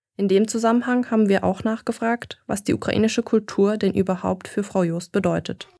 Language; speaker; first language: German; native; German